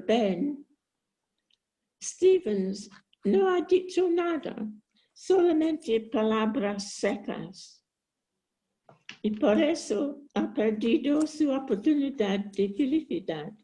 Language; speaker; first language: Spanish; non-native, learner; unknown